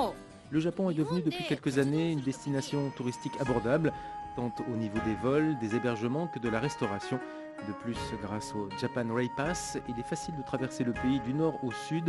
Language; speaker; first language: French; native; French